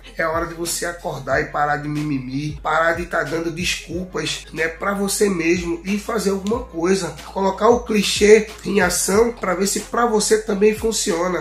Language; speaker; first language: Portuguese; native; Portuguese